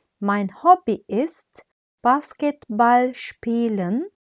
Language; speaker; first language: German; non-native, fluent; Turkish